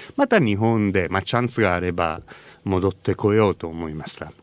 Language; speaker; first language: Japanese; non-native, fluent; Italian